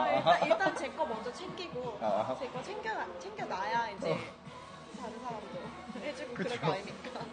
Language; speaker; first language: Korean; early bilingual, heritage; Korean